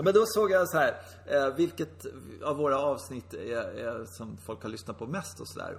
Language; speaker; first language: Swedish; native; Swedish